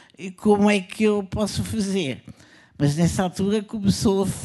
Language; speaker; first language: Portuguese; non-native, fluent; French